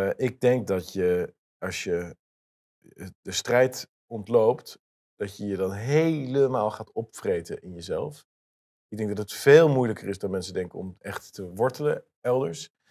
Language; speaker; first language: Dutch; native; Dutch